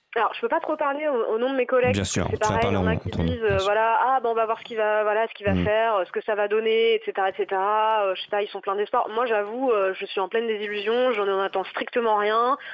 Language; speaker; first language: French; native; French